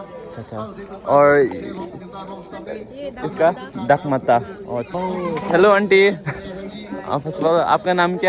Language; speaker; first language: Hindi; non-native, local second language; Karbi